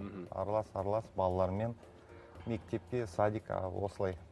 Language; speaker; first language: Kazakh; non-native, local second language; Russian